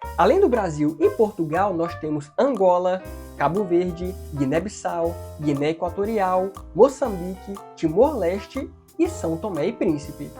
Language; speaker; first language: Portuguese; native; Portuguese